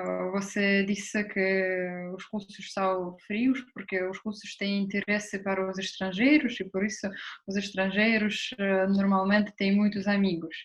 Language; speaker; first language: Portuguese; non-native, fluent; Russian